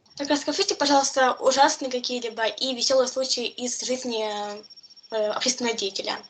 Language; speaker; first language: Russian; native; Russian